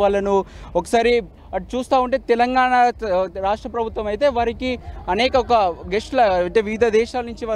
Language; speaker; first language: Telugu; native; Telugu